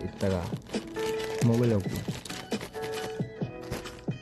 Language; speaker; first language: Korean; non-native, learner; Thai